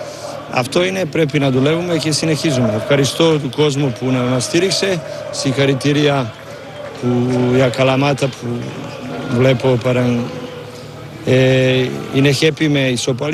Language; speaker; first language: Greek; non-native, learner; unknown